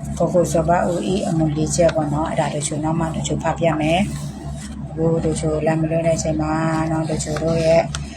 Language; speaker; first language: Burmese; non-native, local second language; S'gaw Karen